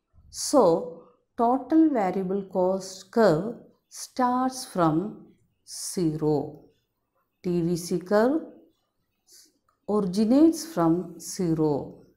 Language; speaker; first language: English; non-native, local second language; Malayalam